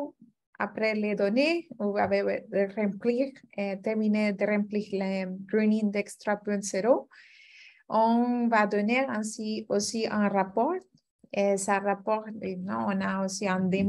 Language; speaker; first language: French; non-native, fluent; Spanish